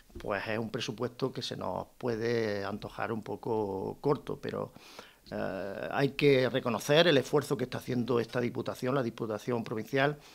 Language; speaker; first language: Spanish; native; Spanish